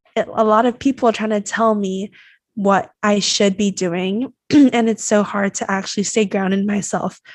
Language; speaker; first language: English; non-native, fluent; Chinese